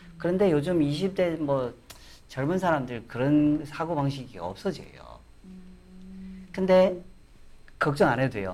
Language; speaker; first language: Korean; non-native, fluent; Chinese